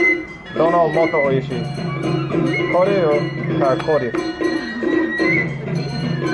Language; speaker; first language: Japanese; non-native, learner; English